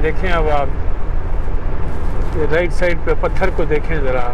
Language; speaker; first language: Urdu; non-native, local second language; Punjabi